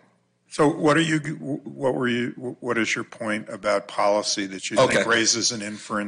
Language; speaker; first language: English; native; English